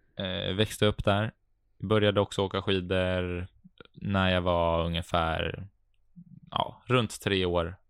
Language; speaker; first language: Swedish; native; Swedish